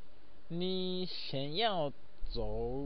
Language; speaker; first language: Chinese; non-native, learner; Japanese